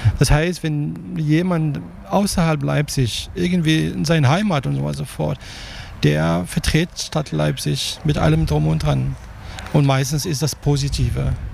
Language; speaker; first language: German; non-native, fluent; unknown